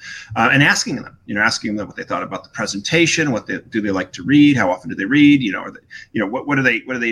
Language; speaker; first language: English; native; English